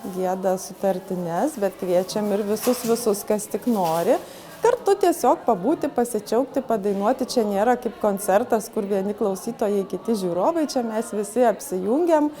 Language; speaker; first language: Lithuanian; native; Lithuanian